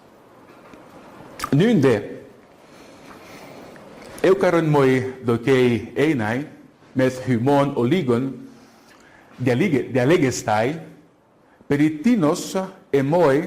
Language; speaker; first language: Greek; non-native, fluent; Portuguese